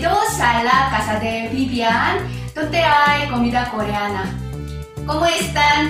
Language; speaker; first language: Spanish; non-native, fluent; Korean